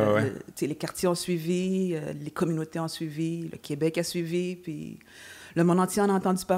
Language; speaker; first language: French; native; French